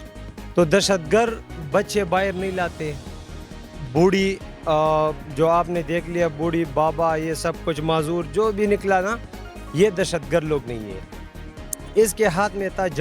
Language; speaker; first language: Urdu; non-native, local second language; Pashto